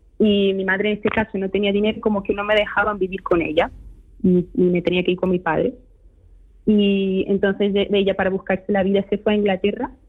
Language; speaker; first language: Spanish; early bilingual, other home language; Portuguese